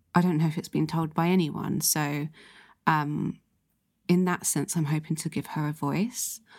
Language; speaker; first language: English; native; English